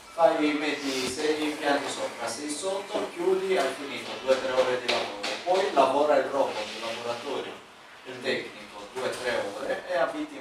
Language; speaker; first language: Italian; native; Italian